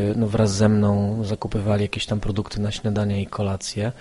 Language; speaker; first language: Polish; native; Polish